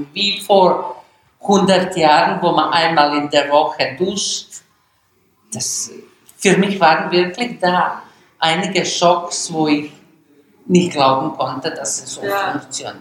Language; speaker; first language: German; non-native, learner; Bosnian